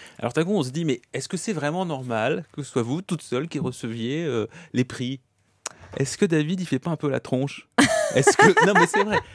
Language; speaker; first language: French; native; French